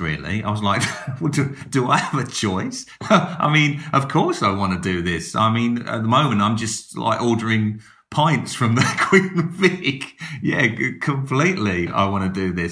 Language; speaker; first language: English; native; English